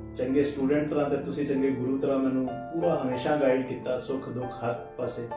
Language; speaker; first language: Punjabi; non-native, local second language; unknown